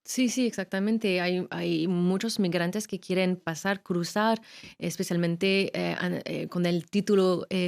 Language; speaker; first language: Spanish; non-native, fluent; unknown